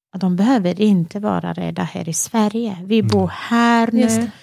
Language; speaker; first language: Swedish; non-native, fluent; Serbian